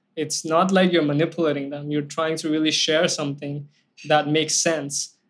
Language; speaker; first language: English; non-native, local second language; Hindi